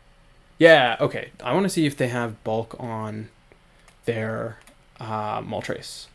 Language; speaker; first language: English; native; English